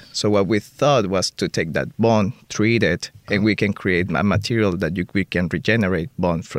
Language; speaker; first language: English; non-native, fluent; Spanish